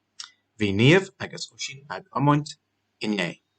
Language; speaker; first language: Irish; non-native, local second language; English